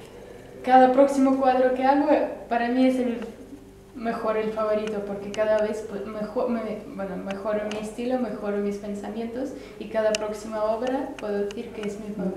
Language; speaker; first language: Spanish; early bilingual, other home language; Russian